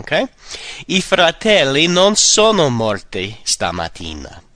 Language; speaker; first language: Italian; non-native, fluent; English